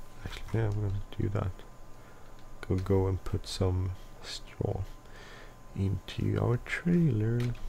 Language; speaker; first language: English; non-native, fluent; Swedish